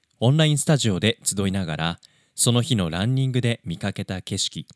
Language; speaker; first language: Japanese; native; Japanese